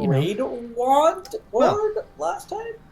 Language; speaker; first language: English; native; English